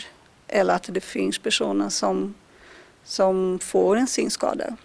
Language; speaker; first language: Swedish; non-native, fluent; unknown